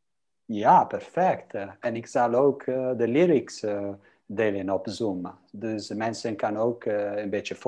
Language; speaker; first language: Dutch; non-native, fluent; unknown